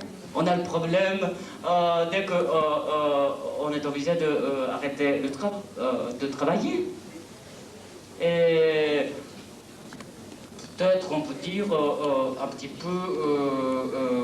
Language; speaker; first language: French; non-native, fluent; Japanese